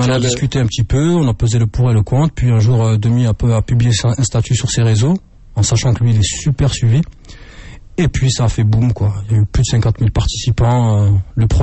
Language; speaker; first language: French; native; French